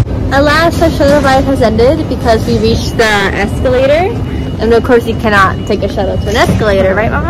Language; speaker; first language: English; early bilingual, other home language; Spanish